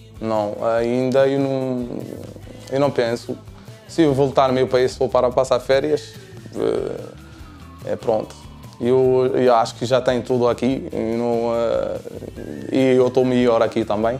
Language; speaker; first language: Portuguese; non-native, learner; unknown